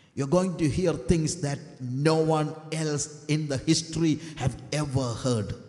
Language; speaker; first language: English; non-native, local second language; Malayalam